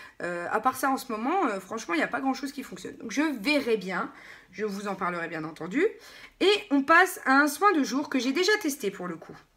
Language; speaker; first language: French; native; French